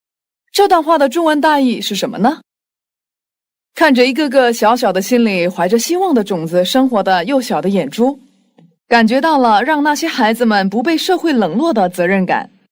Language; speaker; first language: Chinese; non-native, fluent; Korean